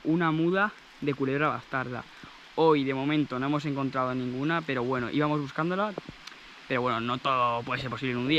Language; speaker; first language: Spanish; native; Spanish